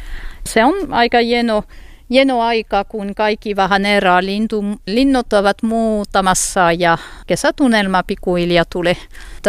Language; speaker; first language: Finnish; non-native, learner; French